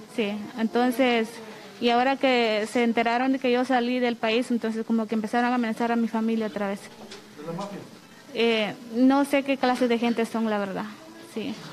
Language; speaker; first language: Spanish; native; Spanish